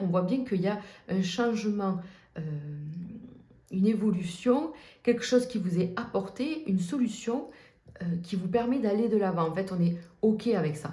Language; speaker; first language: French; native; French